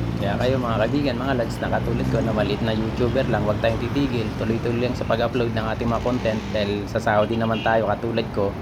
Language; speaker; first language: Filipino; native; Filipino